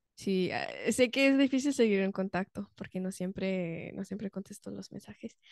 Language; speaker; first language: Spanish; non-native, fluent; English